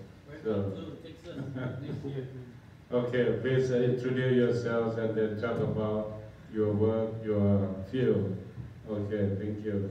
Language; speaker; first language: English; non-native, learner; Thai